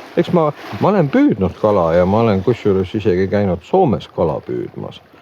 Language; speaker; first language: Estonian; native; Estonian